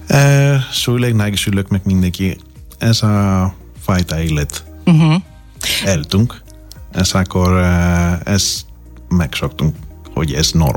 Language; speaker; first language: Hungarian; non-native, learner; Greek